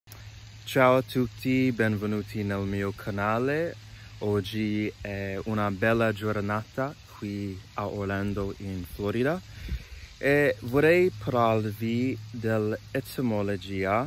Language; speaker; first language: Italian; non-native, learner; English